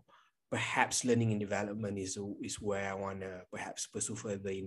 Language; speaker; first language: English; non-native, local second language; Malay